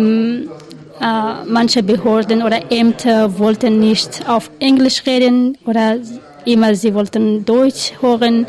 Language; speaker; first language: German; non-native, learner; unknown